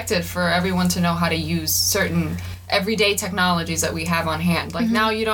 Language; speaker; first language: English; early bilingual, other home language; Albanian